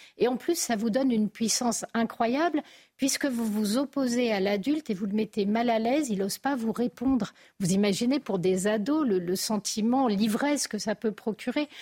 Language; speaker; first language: French; native; French